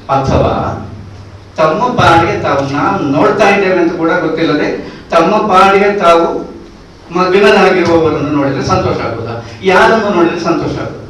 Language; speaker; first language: Kannada; non-native, local second language; Tulu